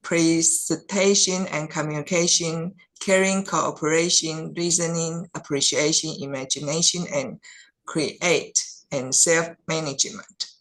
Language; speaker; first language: English; non-native, fluent; Chinese